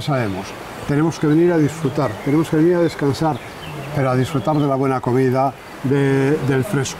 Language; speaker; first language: Spanish; native; Spanish